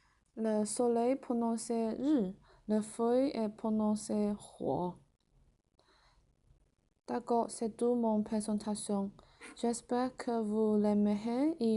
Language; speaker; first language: French; non-native, learner; Chinese